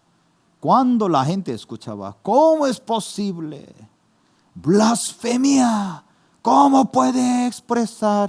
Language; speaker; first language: Spanish; non-native, fluent; Korean